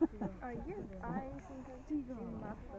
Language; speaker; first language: English; non-native, learner; Chinese